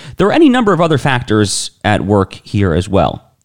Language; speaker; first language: English; native; English